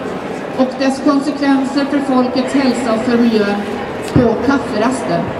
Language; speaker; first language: Swedish; native; Swedish